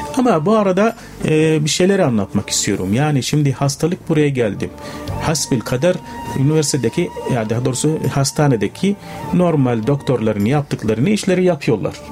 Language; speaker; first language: Turkish; non-native, fluent; Arabic